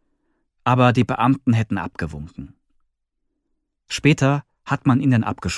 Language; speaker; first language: German; native; German